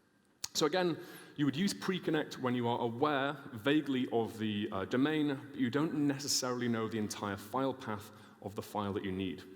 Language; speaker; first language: English; native; English